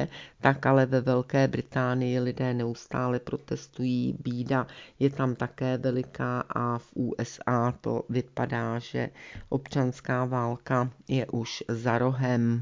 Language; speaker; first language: Czech; native; Czech